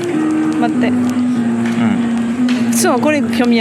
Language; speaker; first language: Japanese; non-native, fluent; French